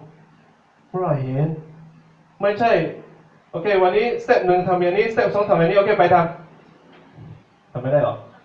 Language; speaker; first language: Thai; non-native, fluent; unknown